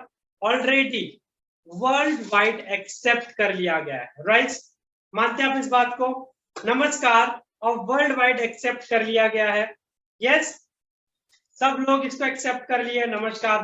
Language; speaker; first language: Hindi; native; Hindi